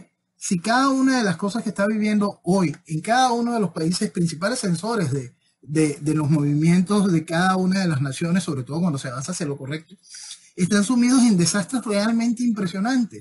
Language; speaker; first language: Spanish; native; Spanish